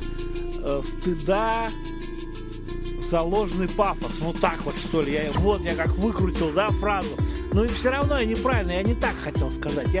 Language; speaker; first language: Russian; native; Russian